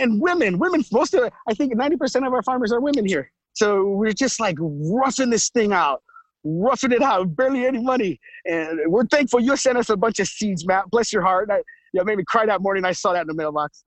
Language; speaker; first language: English; native; English